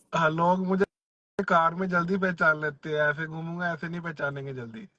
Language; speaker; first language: Hindi; non-native, local second language; Punjabi